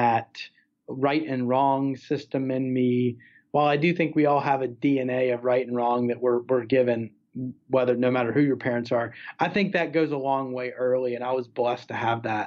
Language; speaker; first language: English; native; English